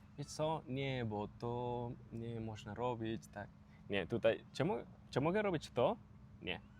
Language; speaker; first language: Polish; non-native, learner; Spanish